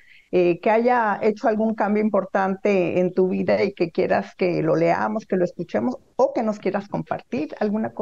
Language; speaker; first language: Spanish; native; Spanish